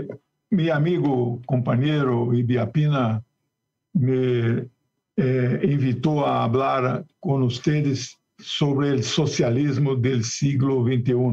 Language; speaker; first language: Spanish; non-native, learner; Portuguese